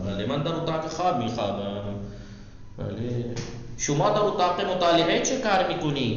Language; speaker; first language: Persian; non-native, fluent; Urdu